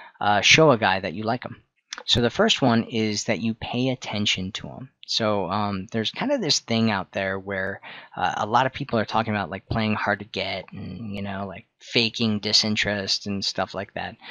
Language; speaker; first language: English; native; English